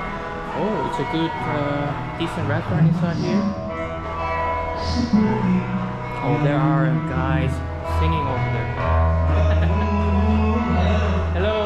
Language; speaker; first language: English; non-native, fluent; Korean